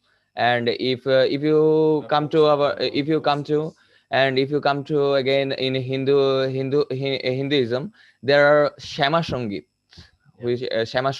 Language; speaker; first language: English; non-native, local second language; Bangla